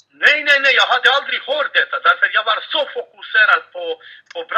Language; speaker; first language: Swedish; non-native, fluent; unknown